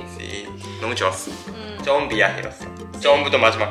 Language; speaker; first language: Spanish; non-native, learner; Japanese